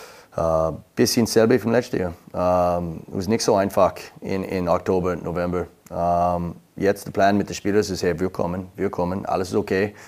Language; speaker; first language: German; non-native, learner; English